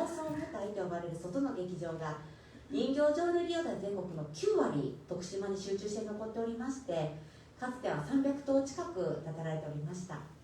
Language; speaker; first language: Japanese; native; Japanese